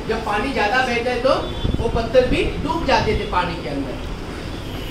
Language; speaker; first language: Hindi; non-native, local second language; Marathi